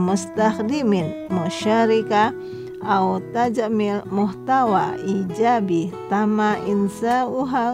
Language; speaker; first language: Arabic; non-native, fluent; Indonesian